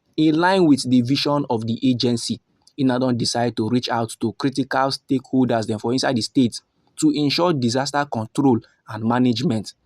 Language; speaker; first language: Nigerian Pidgin; native; Nigerian Pidgin